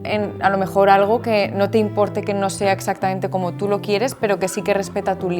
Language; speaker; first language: Spanish; native; Spanish